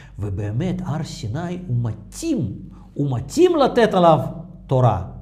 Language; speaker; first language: Hebrew; non-native, fluent; Russian